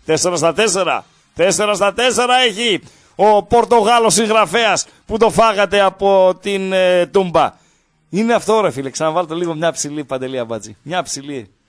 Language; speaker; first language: Greek; native; Greek